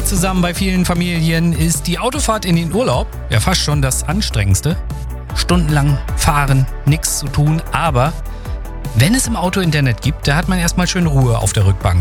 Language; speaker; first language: German; native; German